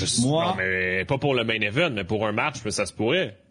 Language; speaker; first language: French; native; French